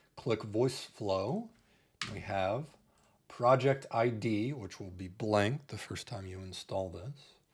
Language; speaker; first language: English; native; English